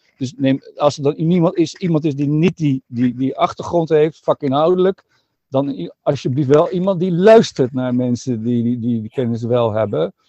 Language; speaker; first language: Dutch; native; Dutch